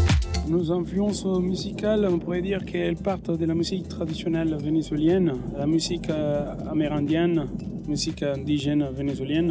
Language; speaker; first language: French; non-native, fluent; Spanish